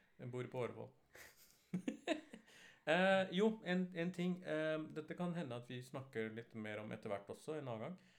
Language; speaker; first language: Norwegian; early bilingual, other home language; Urdu